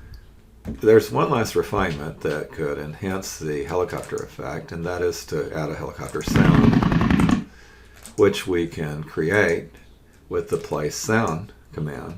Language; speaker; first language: English; native; English